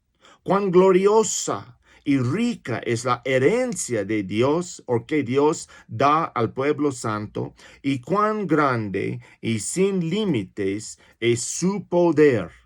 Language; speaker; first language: Spanish; non-native, fluent; English